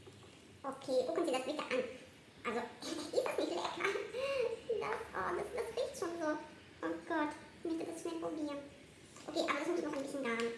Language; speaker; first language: German; non-native, fluent; Russian